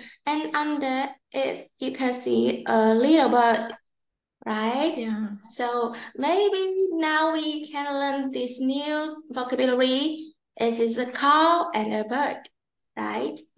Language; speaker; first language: English; non-native, learner; Vietnamese